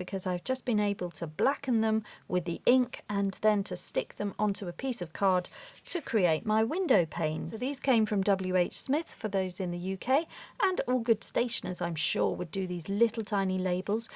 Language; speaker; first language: English; native; English